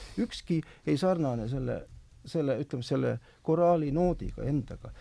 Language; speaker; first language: Estonian; native; Estonian